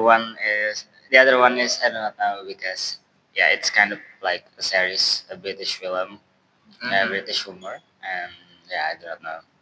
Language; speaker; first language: English; non-native, learner; Indonesian